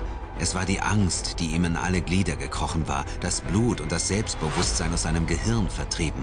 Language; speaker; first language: German; native; German